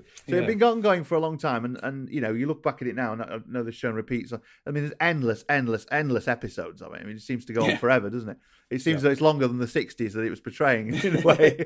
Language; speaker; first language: English; native; English